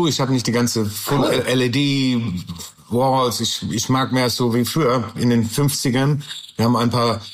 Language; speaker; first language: German; non-native, learner; English